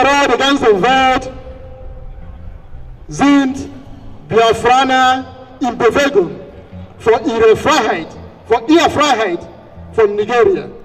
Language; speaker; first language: German; non-native, fluent; Igbo